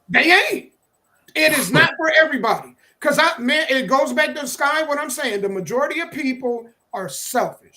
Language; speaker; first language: English; native; English